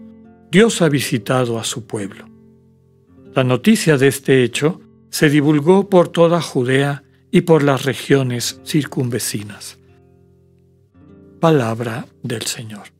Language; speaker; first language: Spanish; native; Spanish